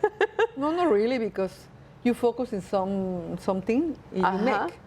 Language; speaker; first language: English; non-native, learner; Spanish